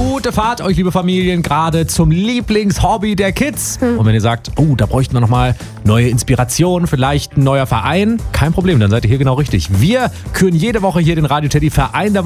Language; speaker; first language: German; native; German